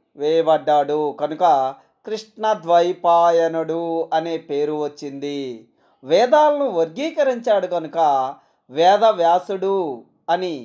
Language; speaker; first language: Telugu; native; Telugu